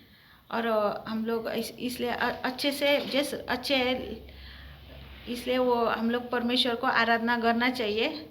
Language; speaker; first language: Hindi; early bilingual, heritage; Hindi